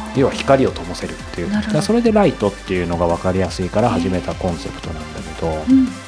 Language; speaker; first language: Japanese; native; Japanese